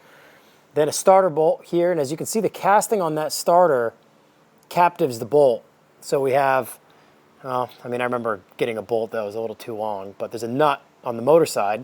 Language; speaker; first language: English; native; English